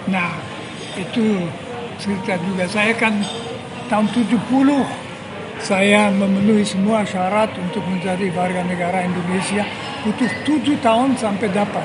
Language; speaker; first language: Indonesian; non-native, fluent; German